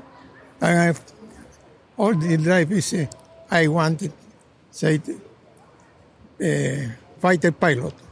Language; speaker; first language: English; non-native, learner; Spanish